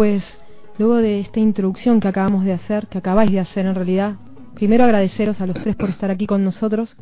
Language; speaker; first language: Spanish; native; Spanish